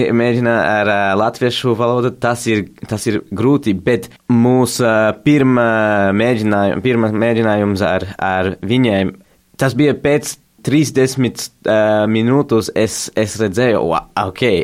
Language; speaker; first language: Latvian; non-native, learner; English